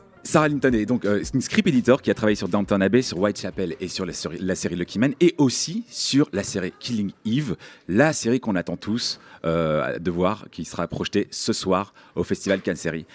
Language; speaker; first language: French; native; French